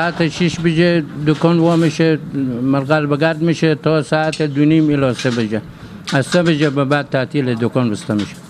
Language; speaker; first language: Persian; native; Persian